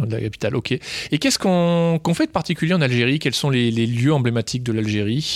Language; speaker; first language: French; native; French